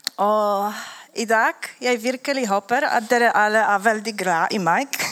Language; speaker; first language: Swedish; non-native, learner; Polish